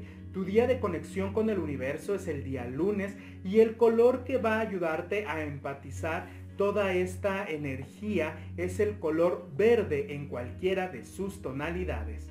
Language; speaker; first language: Spanish; native; Spanish